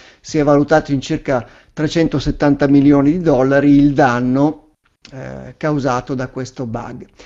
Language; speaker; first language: Italian; native; Italian